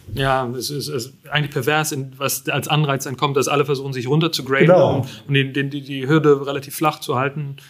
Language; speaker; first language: German; native; German